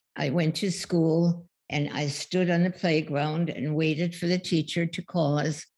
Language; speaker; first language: English; early bilingual, other home language; German